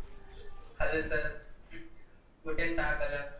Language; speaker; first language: German; non-native, learner; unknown